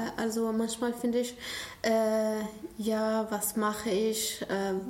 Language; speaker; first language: German; non-native, learner; Arabic